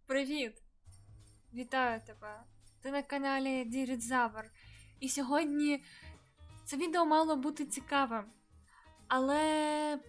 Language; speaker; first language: Ukrainian; native; Ukrainian